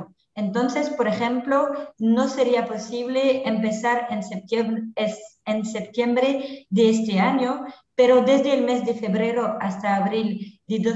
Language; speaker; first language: Spanish; non-native, fluent; French